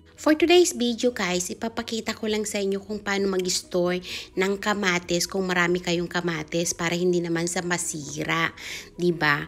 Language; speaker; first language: Filipino; non-native, local second language; Iloko